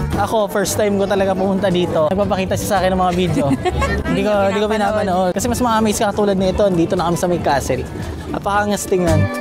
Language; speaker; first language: Filipino; native; Filipino